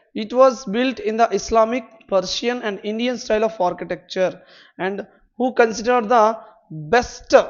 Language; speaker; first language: English; non-native, local second language; Telugu